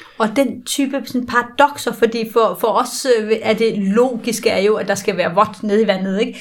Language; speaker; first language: Danish; native; Danish